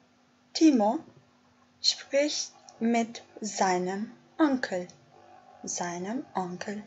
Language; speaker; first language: German; non-native, fluent; Albanian